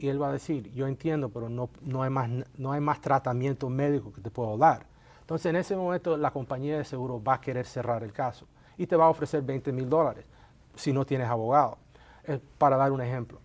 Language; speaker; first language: Spanish; native; Spanish